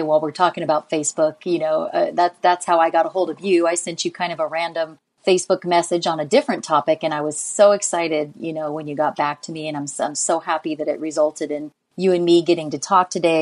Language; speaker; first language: English; native; English